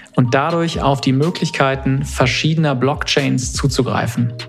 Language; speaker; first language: German; native; German